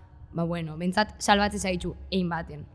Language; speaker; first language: Basque; native; Basque